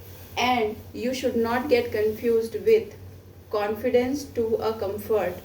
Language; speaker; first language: English; non-native, local second language; Hindi